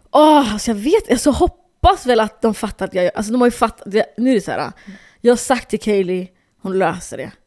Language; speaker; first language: Swedish; early bilingual, other home language; Somali